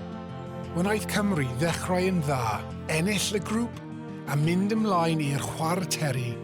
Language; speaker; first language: Welsh; non-native, local second language; English